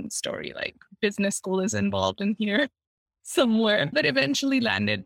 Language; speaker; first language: English; non-native, local second language; Urdu